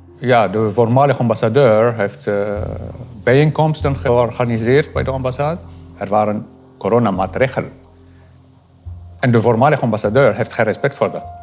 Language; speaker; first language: Dutch; non-native, fluent; Arabic